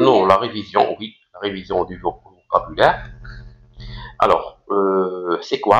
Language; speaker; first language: French; non-native, local second language; Arabic